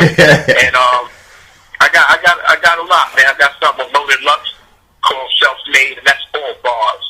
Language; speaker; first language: English; native; English